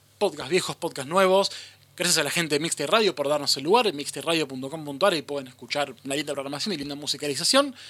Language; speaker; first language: Spanish; native; Spanish